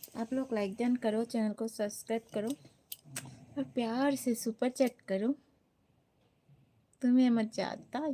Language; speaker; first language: Hindi; non-native, local second language; Bangla